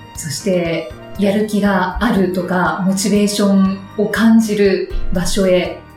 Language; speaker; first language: Japanese; native; Japanese